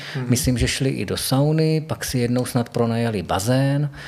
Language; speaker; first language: Czech; native; Czech